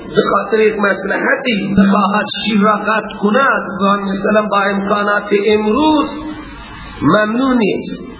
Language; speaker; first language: Persian; non-native, local second language; Baluchi